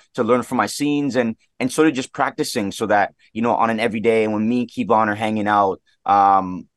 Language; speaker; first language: English; native; English